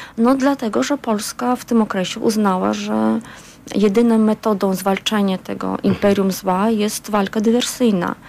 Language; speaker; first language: Polish; non-native, fluent; Azerbaijani